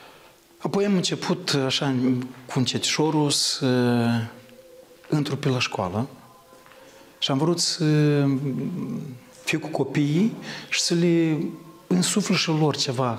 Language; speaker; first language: Romanian; native; Romanian